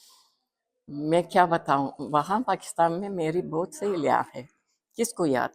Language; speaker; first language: Hindi; non-native, fluent; Uzbek